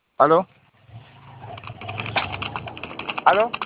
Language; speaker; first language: Spanish; non-native, learner; Haitian Creole